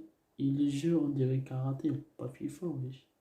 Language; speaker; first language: French; non-native, learner; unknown